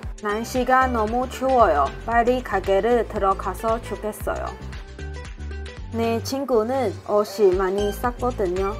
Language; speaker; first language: Korean; non-native, learner; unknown